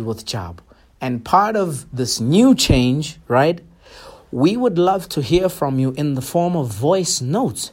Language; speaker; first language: English; non-native, local second language; Zulu